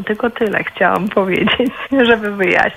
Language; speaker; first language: Polish; native; Polish